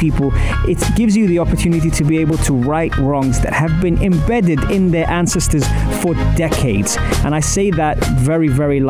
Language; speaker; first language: English; native; English